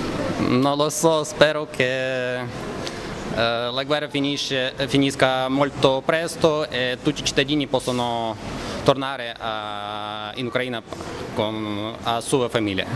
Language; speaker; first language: Italian; non-native, fluent; Ukrainian